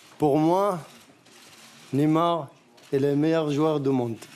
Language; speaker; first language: French; non-native, learner; Arabic